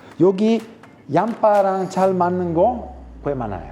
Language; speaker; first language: Korean; non-native, fluent; Italian